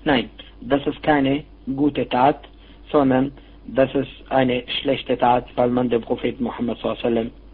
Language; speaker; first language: German; non-native, fluent; Arabic